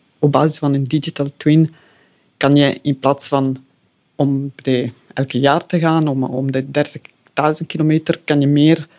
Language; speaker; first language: Dutch; non-native, fluent; Italian